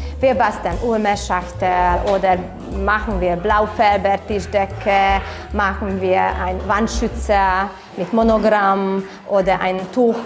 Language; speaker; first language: German; non-native, local second language; Hungarian